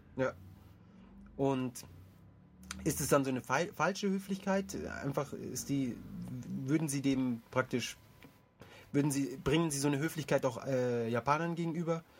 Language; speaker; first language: German; early bilingual, other home language; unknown